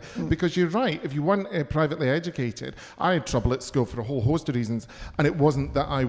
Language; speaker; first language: English; native; English